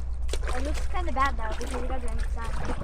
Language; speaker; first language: English; early bilingual, other home language; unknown